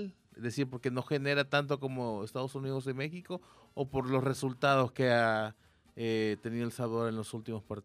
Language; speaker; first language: Spanish; native; Spanish